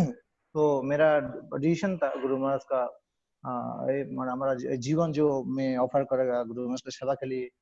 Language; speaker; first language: Hindi; non-native, learner; Bangla